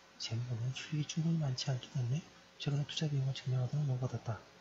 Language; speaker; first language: Korean; native; Korean